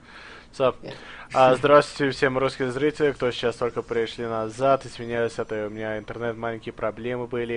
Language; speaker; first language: Russian; early bilingual, heritage; Russian